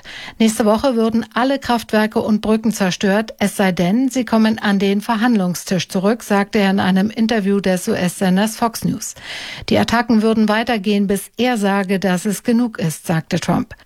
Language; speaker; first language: German; native; German